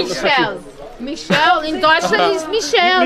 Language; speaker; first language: German; non-native, learner; Portuguese